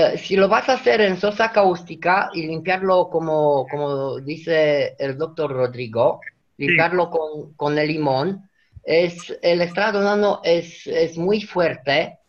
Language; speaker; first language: Spanish; non-native, fluent; Romanian